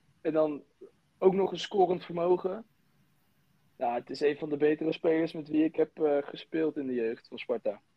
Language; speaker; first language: Dutch; native; Dutch